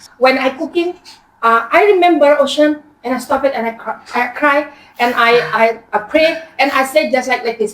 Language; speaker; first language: English; non-native, learner; Indonesian